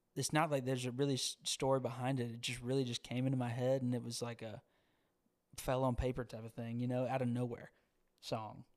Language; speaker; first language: English; native; English